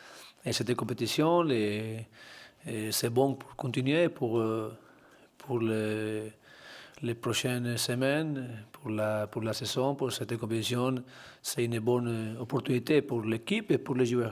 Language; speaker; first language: French; non-native, learner; Spanish